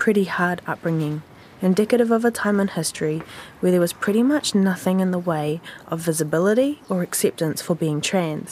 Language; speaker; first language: English; native; English